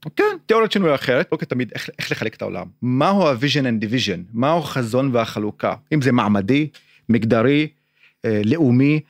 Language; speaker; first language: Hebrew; non-native, local second language; Arabic